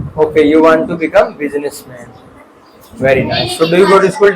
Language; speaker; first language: English; non-native, fluent; Hindi